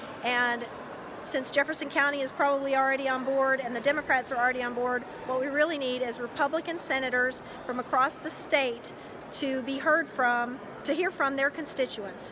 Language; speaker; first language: English; native; English